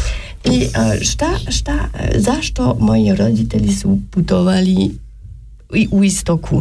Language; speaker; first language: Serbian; non-native, fluent; German